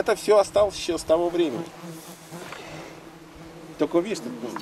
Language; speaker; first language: Russian; native; Russian